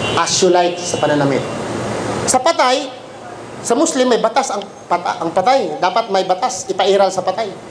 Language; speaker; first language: Filipino; non-native, local second language; Cebuano